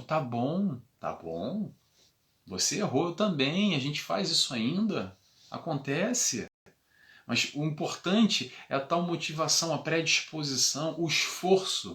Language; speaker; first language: Portuguese; native; Portuguese